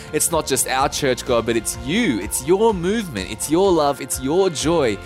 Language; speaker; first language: English; early bilingual, other home language; Japanese